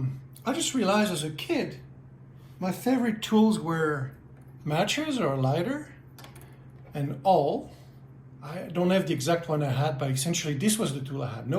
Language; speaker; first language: English; native; English